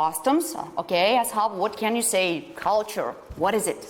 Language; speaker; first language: English; non-native, fluent; Russian